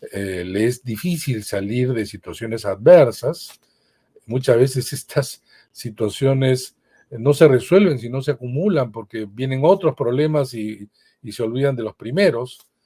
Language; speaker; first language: Spanish; native; Spanish